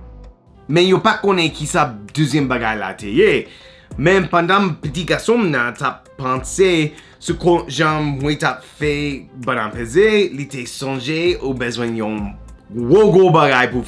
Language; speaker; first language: Haitian Creole; non-native, learner; English